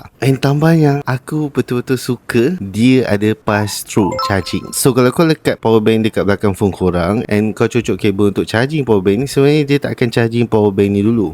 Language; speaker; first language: Malay; native; Malay